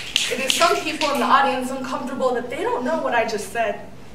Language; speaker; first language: English; early bilingual, other home language; Spanish